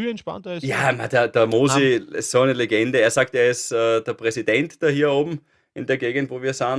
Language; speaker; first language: German; native; German